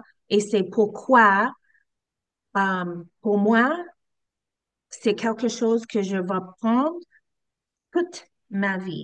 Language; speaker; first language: French; non-native, learner; English